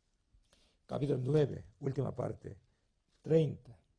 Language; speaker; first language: Spanish; non-native, learner; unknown